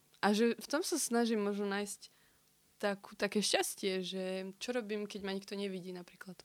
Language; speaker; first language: Slovak; native; Slovak